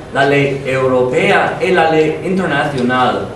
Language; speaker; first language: Spanish; non-native, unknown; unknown